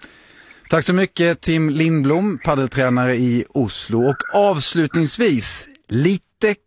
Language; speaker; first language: Swedish; native; Swedish